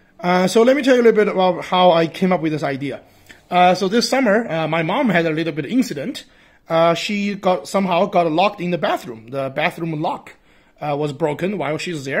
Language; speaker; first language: English; non-native, fluent; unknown